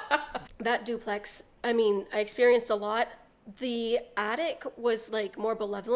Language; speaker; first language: English; native; English